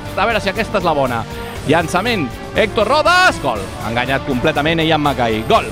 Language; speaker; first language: Catalan; native; Catalan